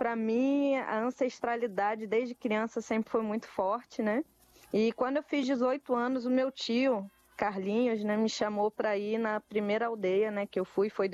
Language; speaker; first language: Portuguese; native; Portuguese